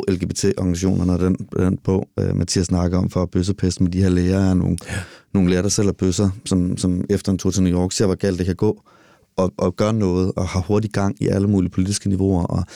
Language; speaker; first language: Danish; native; Danish